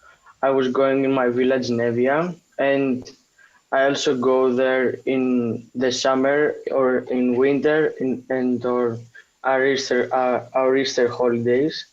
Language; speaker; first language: English; non-native, fluent; Greek